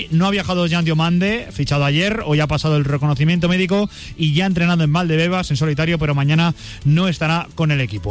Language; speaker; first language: Spanish; native; Spanish